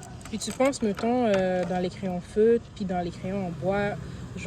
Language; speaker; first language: French; native; French